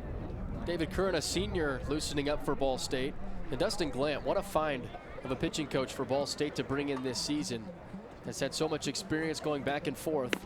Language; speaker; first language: English; native; English